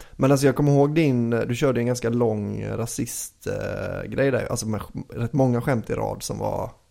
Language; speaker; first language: Swedish; native; Swedish